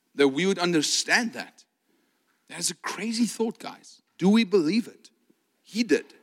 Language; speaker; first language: English; non-native, local second language; Afrikaans